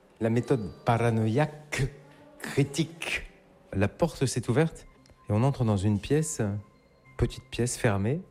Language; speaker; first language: French; native; French